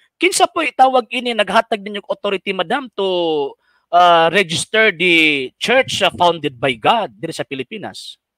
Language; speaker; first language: Cebuano; native; Cebuano